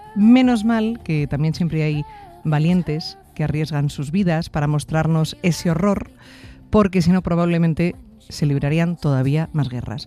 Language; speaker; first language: Spanish; native; Spanish